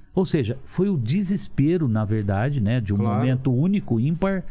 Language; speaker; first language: Portuguese; native; Portuguese